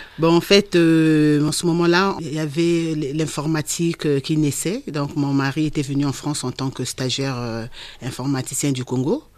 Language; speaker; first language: French; non-native, local second language; Lingala